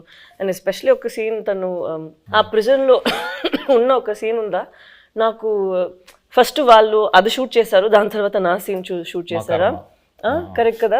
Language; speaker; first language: Telugu; non-native, local second language; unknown